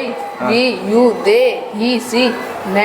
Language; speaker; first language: English; non-native, learner; Hindi